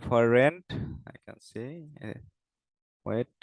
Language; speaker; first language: English; non-native, learner; Bangla